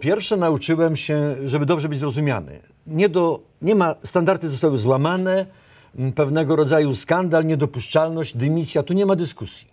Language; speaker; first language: Polish; native; Polish